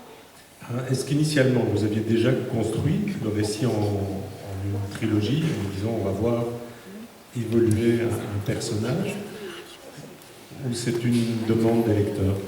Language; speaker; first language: French; native; French